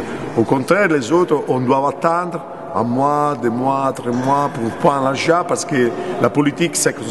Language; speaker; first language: French; non-native, learner; Italian